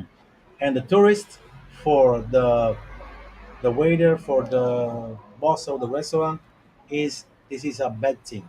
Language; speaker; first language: English; non-native, learner; Italian